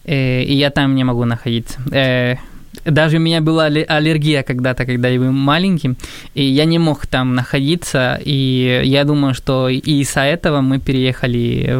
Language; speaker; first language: Russian; non-native, fluent; Spanish